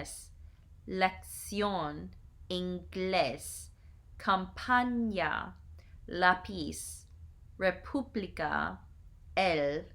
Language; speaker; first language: Spanish; non-native, learner; English